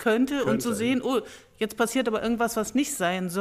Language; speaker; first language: German; native; German